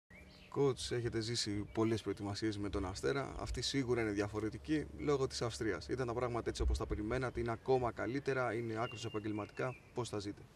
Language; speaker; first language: Greek; native; Greek